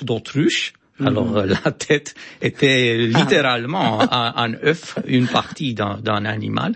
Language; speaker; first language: French; non-native, fluent; Romanian